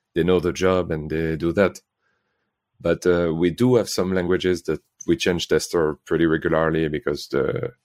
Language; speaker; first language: English; non-native, fluent; French